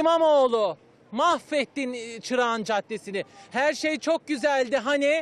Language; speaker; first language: Turkish; native; Turkish